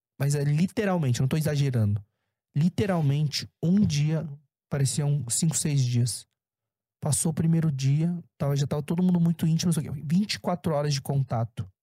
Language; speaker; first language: Portuguese; early bilingual, other home language; Korean